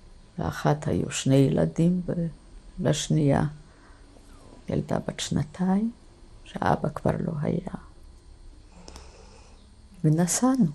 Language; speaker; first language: Hebrew; non-native, fluent; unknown